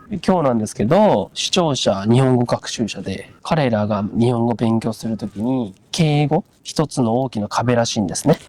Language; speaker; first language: Japanese; native; Japanese